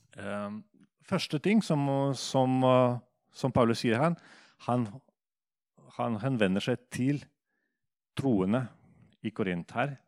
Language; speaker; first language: Norwegian; non-native, fluent; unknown